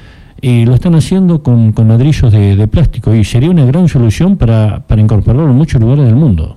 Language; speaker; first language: Spanish; native; Spanish